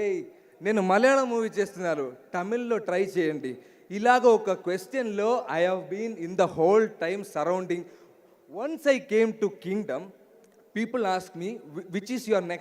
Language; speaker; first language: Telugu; non-native, learner; Malayalam